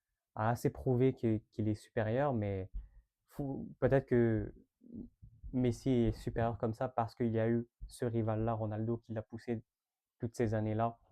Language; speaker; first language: French; native; French